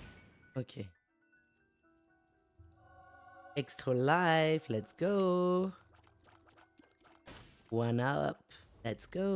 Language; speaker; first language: English; non-native, learner; French